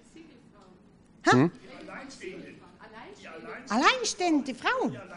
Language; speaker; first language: German; non-native, fluent; French